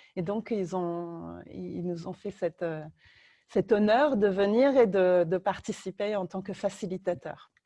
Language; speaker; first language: French; native; French